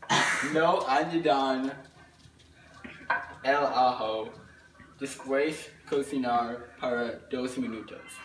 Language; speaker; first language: Spanish; non-native, learner; English